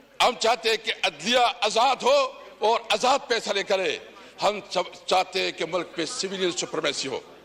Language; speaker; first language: Urdu; non-native, local second language; Pashto